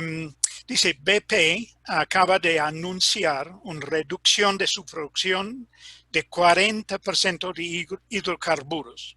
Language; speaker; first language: Spanish; non-native, fluent; English